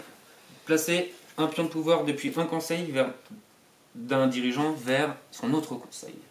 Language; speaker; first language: French; native; French